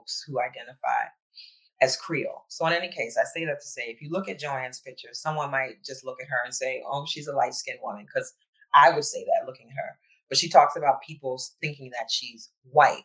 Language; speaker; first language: English; native; English